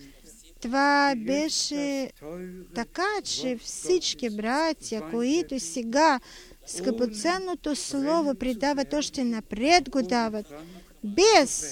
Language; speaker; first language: Bulgarian; non-native, fluent; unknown